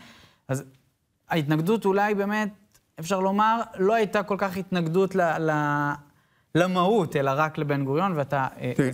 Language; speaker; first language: Hebrew; native; Hebrew